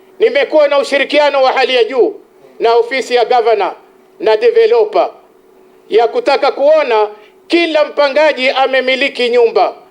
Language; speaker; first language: Swahili; native; Swahili